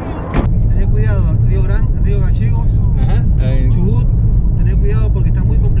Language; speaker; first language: Spanish; native; Spanish